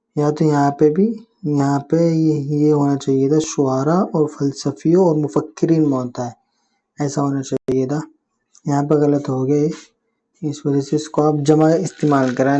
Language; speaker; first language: Urdu; native; Urdu